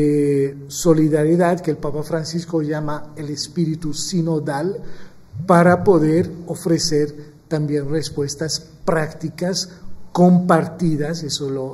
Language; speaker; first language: Spanish; non-native, fluent; Maltese